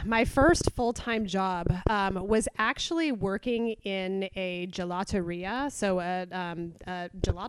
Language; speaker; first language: English; native; English